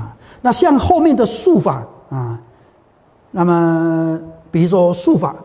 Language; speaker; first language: Chinese; native; Chinese